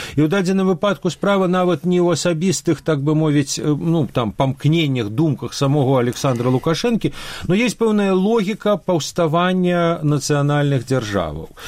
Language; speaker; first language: Belarusian; non-native, local second language; Russian